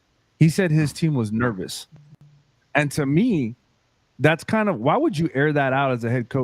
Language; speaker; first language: English; native; English